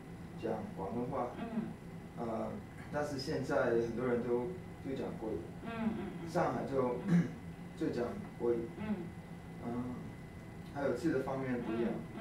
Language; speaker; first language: Chinese; early bilingual, heritage; Cantonese